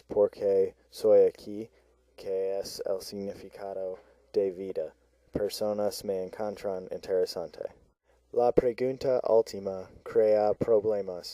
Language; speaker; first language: Spanish; non-native, learner; English